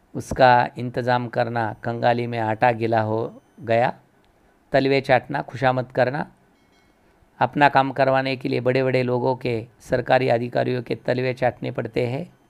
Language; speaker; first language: Hindi; non-native, local second language; Marathi